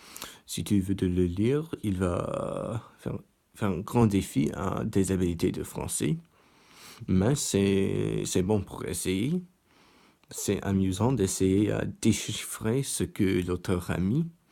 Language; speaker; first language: French; non-native, learner; English